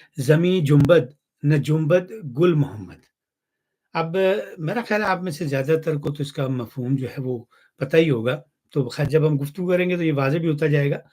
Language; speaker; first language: Urdu; non-native, local second language; Punjabi